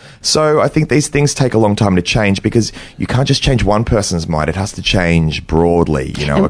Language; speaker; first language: English; native; English